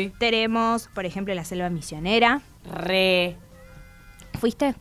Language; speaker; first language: Spanish; native; Spanish